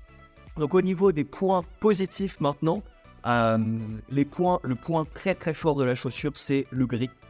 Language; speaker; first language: French; native; French